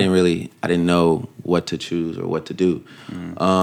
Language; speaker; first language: English; native; English